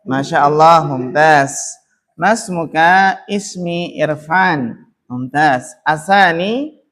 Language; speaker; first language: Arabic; non-native, fluent; Indonesian